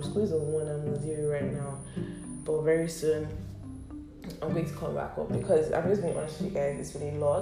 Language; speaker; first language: English; non-native, local second language; Yoruba